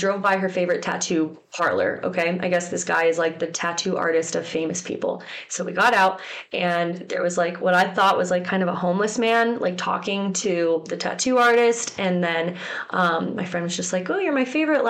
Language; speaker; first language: English; native; English